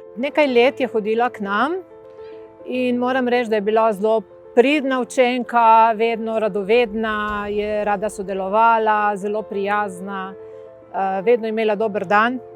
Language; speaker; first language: Slovenian; native; Slovenian